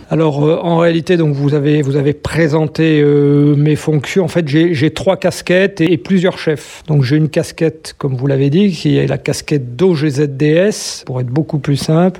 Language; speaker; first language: French; native; French